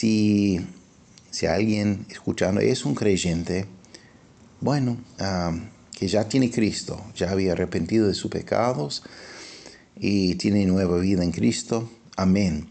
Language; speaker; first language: Spanish; non-native, fluent; English